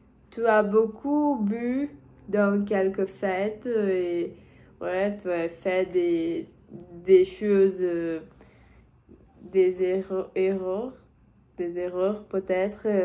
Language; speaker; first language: French; non-native, learner; Portuguese